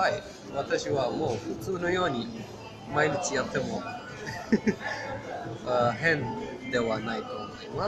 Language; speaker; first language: Japanese; non-native, fluent; Persian